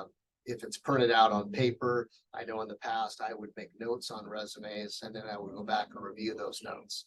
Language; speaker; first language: English; native; English